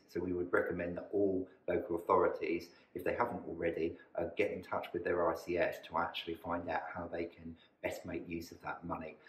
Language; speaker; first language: English; native; English